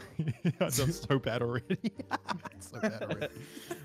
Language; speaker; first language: English; native; English